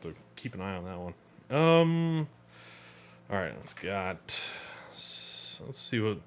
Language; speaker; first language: English; native; English